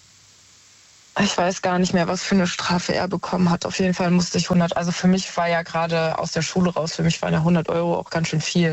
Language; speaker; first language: German; native; German